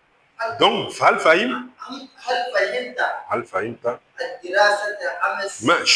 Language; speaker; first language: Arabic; non-native, fluent; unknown